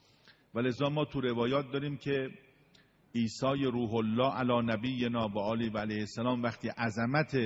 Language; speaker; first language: Persian; native; Persian